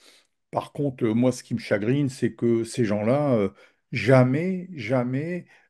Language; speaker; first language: French; native; French